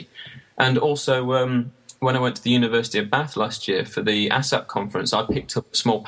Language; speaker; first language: English; native; English